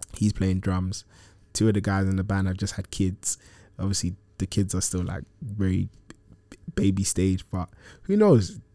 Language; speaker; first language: English; early bilingual, other home language; Akan